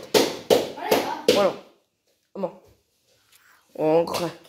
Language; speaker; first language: Spanish; native; Spanish